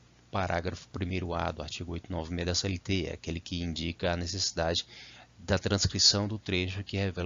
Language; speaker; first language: Portuguese; native; Portuguese